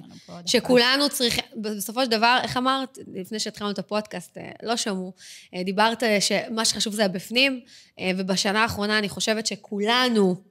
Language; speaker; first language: Hebrew; native; Hebrew